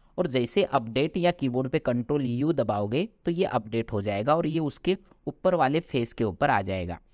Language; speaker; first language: Hindi; non-native, local second language; Marathi